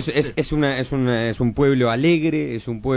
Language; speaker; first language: Spanish; native; Spanish